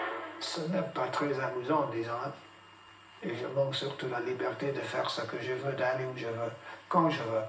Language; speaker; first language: French; non-native, fluent; English